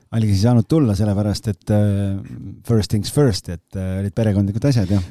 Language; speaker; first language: Estonian; native; Estonian